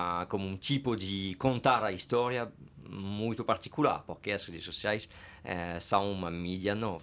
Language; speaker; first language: Portuguese; non-native, fluent; French